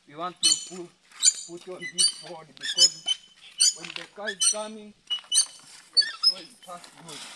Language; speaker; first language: English; non-native, learner; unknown